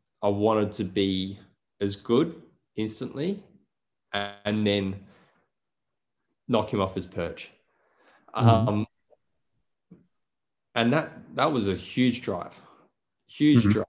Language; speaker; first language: English; native; English